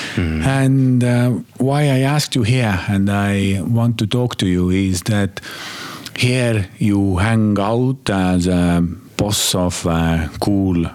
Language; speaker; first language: English; non-native, fluent; Estonian